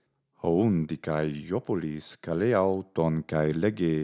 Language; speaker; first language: Greek; non-native, fluent; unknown